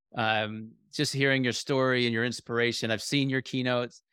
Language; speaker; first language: English; native; English